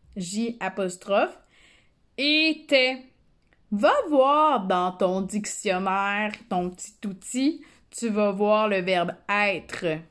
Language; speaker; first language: French; native; French